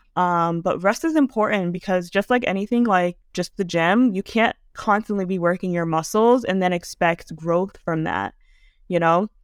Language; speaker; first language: English; early bilingual, other home language; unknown